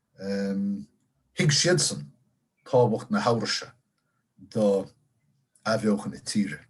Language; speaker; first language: Irish; non-native, local second language; English